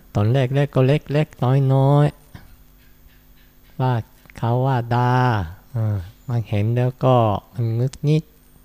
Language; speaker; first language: Thai; non-native, fluent; Japanese